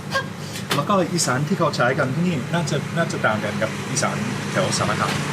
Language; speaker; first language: Thai; non-native, fluent; English